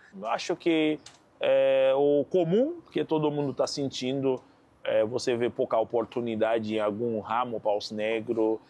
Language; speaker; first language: Portuguese; non-native, fluent; Haitian Creole